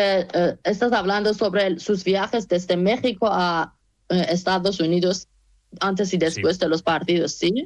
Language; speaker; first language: Spanish; non-native, fluent; Persian